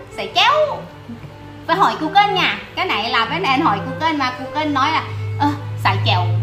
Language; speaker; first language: Vietnamese; non-native, learner; Thai